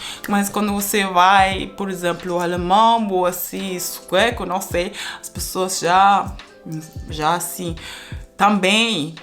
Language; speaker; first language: Portuguese; non-native, fluent; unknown